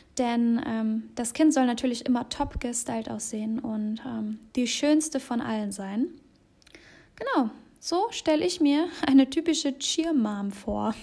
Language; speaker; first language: German; native; German